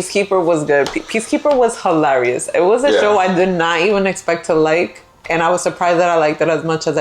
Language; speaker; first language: English; native; English